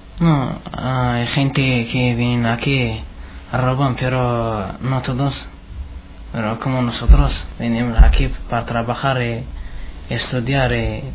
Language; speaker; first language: Spanish; non-native, learner; Arabic